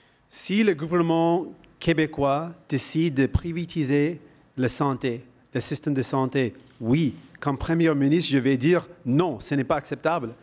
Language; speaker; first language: French; non-native, fluent; Punjabi